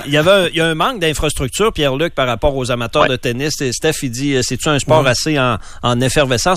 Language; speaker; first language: French; native; French